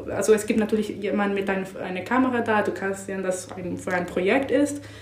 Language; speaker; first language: German; non-native, learner; English